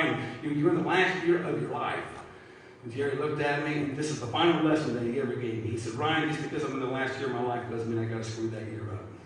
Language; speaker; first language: English; native; English